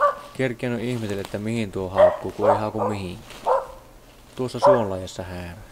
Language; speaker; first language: Finnish; native; Finnish